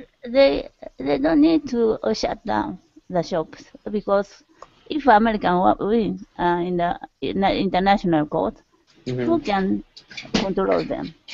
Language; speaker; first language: English; non-native, learner; Japanese